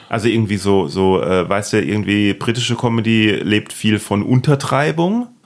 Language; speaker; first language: German; native; German